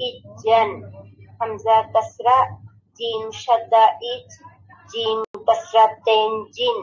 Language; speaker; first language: Arabic; non-native, learner; Bangla